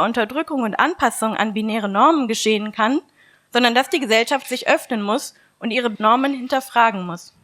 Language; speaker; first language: German; native; German